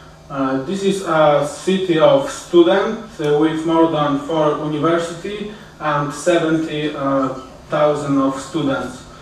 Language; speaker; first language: English; non-native, learner; Polish